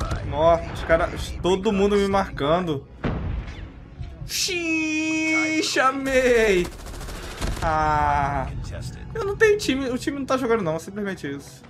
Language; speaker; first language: Portuguese; native; Portuguese